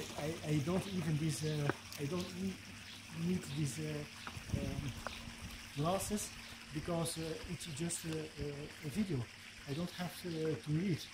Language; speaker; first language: English; non-native, fluent; Dutch